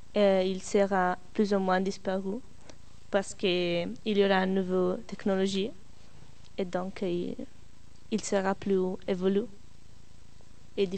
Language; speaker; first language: French; non-native, learner; Italian